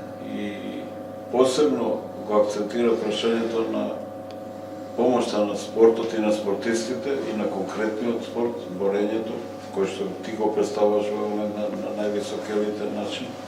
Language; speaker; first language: Macedonian; native; Macedonian